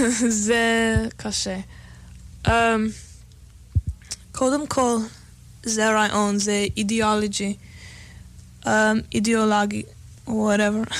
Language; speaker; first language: Hebrew; non-native, learner; English